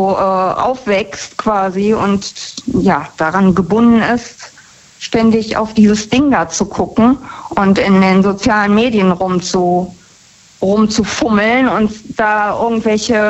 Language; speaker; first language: German; native; German